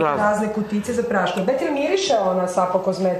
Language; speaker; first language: Serbian; native; Serbian